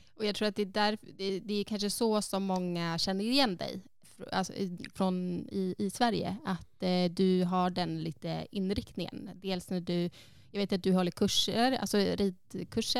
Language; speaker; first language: Swedish; native; Swedish